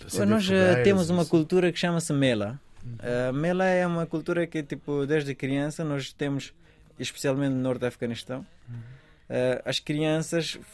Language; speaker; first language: Portuguese; non-native, fluent; Persian